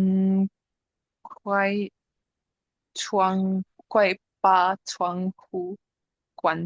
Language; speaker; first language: Chinese; non-native, learner; English